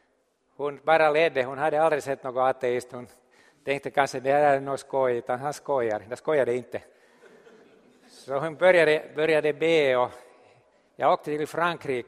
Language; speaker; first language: Swedish; non-native, local second language; Finnish